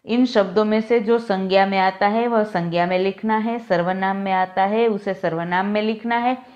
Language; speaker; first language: Hindi; non-native, local second language; Gujarati